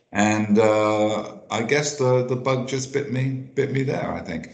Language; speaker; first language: English; native; English